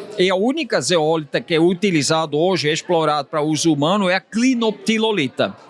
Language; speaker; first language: Portuguese; non-native, fluent; Swiss German